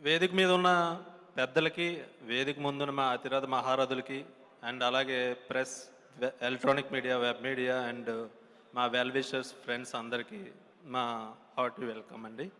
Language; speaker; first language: Telugu; native; Telugu